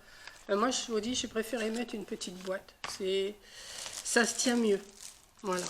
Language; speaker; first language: French; native; French